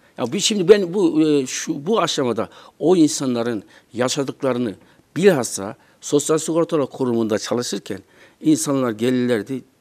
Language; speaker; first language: Turkish; native; Turkish